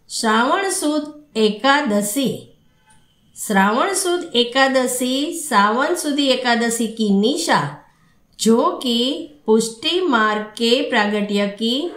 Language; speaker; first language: Hindi; non-native, local second language; Gujarati